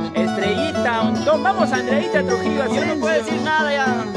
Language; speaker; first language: Spanish; non-native, local second language; Quechua